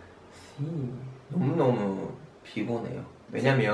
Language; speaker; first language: Korean; non-native, fluent; Japanese